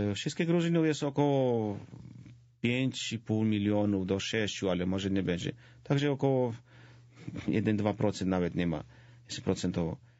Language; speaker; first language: Polish; non-native, fluent; Georgian